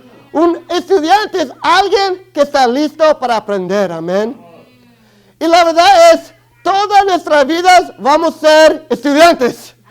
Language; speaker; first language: Spanish; early bilingual, other home language; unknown